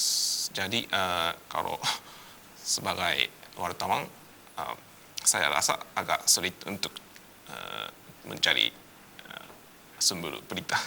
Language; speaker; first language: Indonesian; non-native, fluent; Japanese